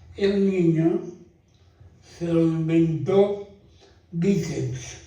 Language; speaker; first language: Spanish; non-native, local second language; Catalan